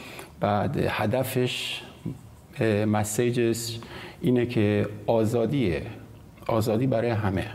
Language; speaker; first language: Persian; non-native, local second language; Kurdish